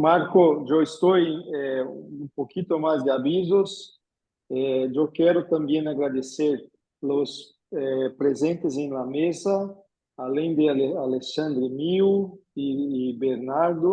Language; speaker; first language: Spanish; non-native, learner; Portuguese